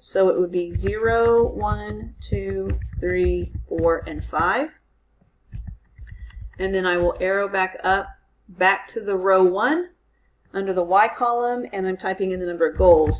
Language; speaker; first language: English; native; English